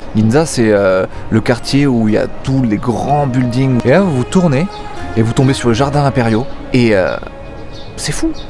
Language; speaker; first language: French; native; French